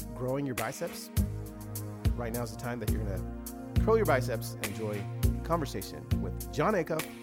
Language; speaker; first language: English; early bilingual, other home language; Spanish